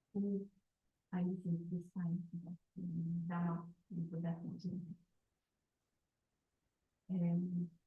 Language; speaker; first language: English; non-native, learner; Polish